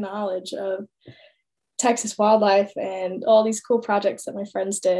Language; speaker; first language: English; native; English